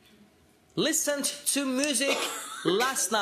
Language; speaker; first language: English; non-native, fluent; Turkish